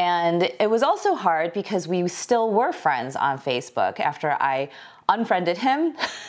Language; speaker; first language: English; early bilingual, other home language; Korean